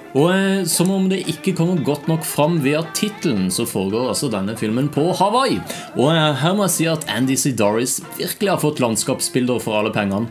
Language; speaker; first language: Norwegian; native; Norwegian